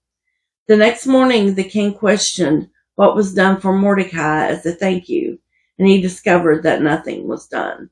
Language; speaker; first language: English; native; English